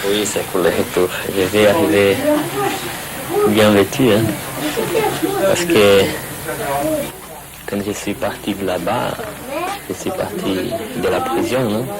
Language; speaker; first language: French; non-native, fluent; Portuguese